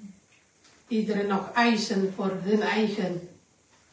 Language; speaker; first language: Dutch; non-native, learner; Indonesian